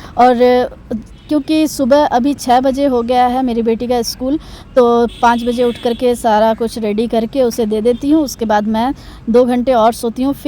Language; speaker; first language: Hindi; non-native, local second language; Bangla